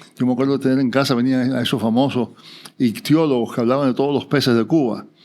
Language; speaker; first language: Spanish; native; Spanish